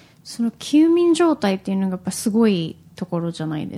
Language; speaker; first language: Japanese; early bilingual, heritage; Japanese